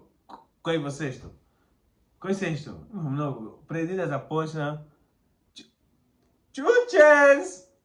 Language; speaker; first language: Bulgarian; non-native, learner; Portuguese